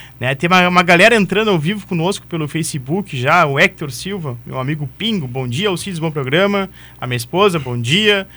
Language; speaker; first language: Portuguese; native; Portuguese